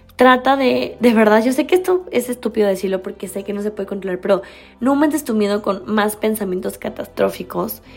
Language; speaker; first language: Spanish; native; Spanish